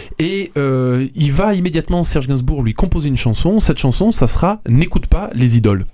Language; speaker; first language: French; native; French